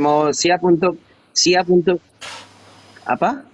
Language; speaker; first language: Indonesian; non-native, learner; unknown